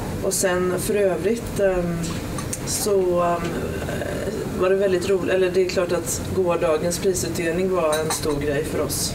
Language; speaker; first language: Swedish; native; Swedish